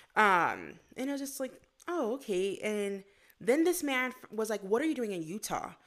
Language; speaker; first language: English; native; English